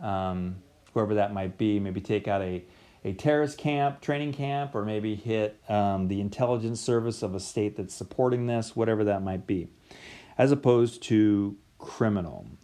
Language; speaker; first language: English; native; English